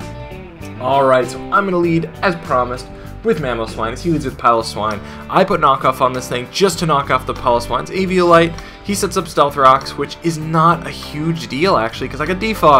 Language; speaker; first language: English; native; English